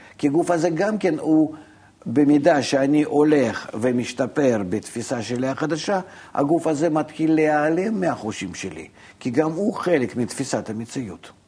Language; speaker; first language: Hebrew; non-native, fluent; Russian